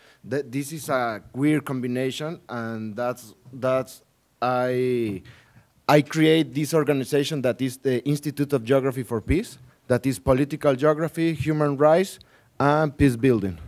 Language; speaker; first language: English; non-native, learner; Spanish